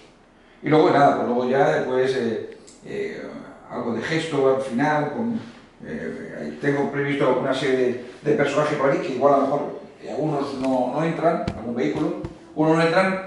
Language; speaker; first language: Spanish; native; Spanish